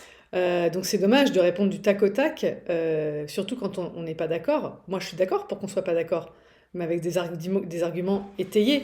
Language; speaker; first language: French; native; French